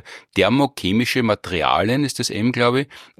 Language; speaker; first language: German; native; German